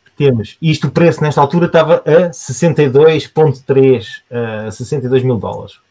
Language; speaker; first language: Portuguese; native; Portuguese